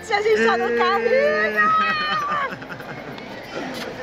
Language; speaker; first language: Portuguese; native; Portuguese